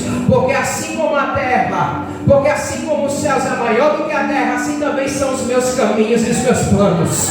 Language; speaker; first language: Portuguese; native; Portuguese